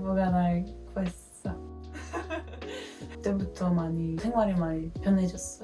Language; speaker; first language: Korean; non-native, fluent; Dutch